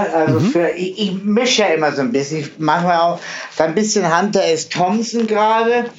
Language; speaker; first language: German; native; German